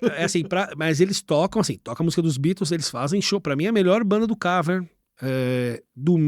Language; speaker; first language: Portuguese; native; Portuguese